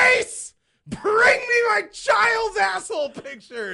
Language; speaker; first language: English; native; English